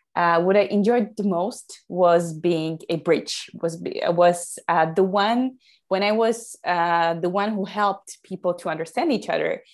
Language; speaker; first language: English; non-native, fluent; Slovak